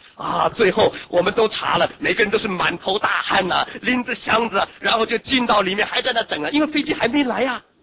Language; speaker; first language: Chinese; non-native, local second language; Cantonese